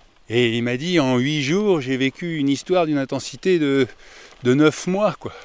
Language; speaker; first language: French; native; French